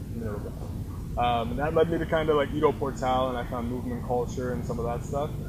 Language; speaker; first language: English; native; English